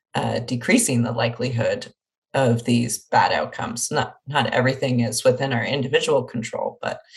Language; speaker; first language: English; native; English